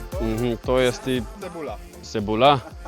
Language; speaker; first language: Polish; non-native, learner; Swahili